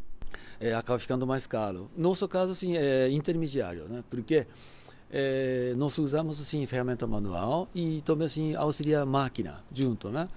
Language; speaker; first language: Portuguese; non-native, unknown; Japanese